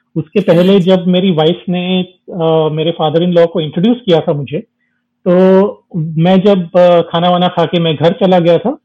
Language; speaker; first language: Hindi; non-native, local second language; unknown